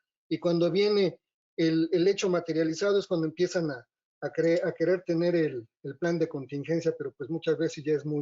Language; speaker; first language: Spanish; native; Spanish